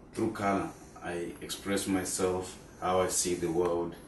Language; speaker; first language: English; non-native, local second language; Shona